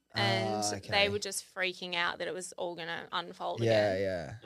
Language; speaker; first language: English; native; English